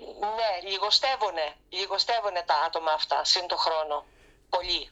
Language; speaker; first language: Greek; early bilingual, heritage; Greek